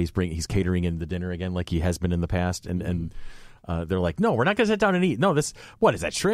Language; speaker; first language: English; native; English